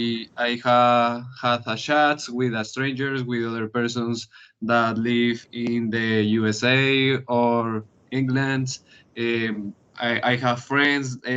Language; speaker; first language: English; non-native, learner; Spanish